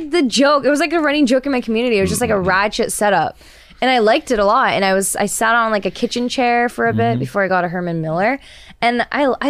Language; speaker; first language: English; non-native, fluent; Japanese